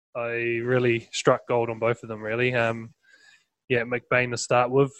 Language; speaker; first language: English; native; English